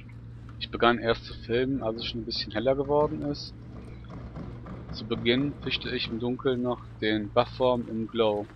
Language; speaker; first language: German; native; German